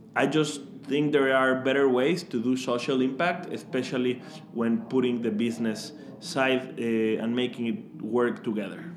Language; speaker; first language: English; non-native, fluent; Spanish